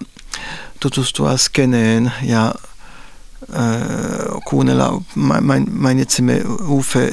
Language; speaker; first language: Finnish; non-native, fluent; Spanish